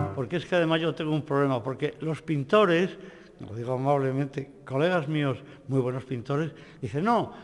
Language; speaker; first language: Spanish; native; Spanish